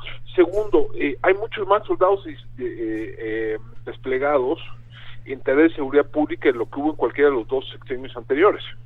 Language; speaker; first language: Spanish; native; Spanish